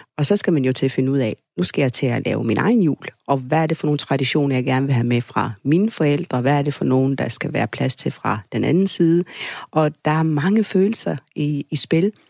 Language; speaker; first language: Danish; early bilingual, other home language; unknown